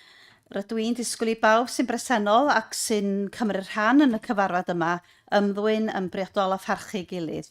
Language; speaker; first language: Welsh; native; Welsh